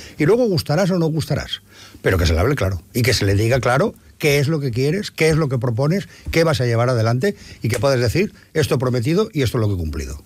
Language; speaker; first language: Spanish; non-native, local second language; Catalan